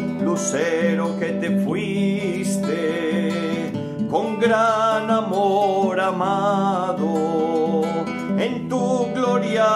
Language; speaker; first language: Spanish; native; Spanish